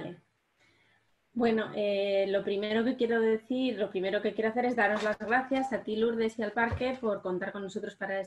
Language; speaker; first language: Spanish; native; Spanish